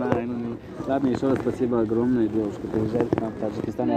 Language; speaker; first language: Russian; non-native, local second language; Tajik